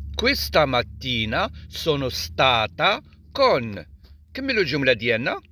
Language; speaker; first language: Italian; non-native, learner; Arabic